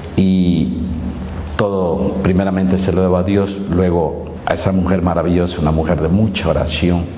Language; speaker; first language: Spanish; native; Spanish